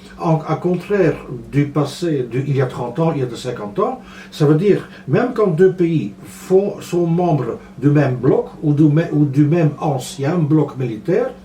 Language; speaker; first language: French; non-native, local second language; Dutch